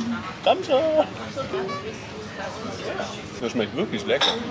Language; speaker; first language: German; native; German